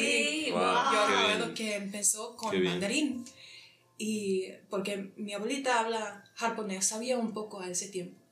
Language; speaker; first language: Spanish; early bilingual, heritage; English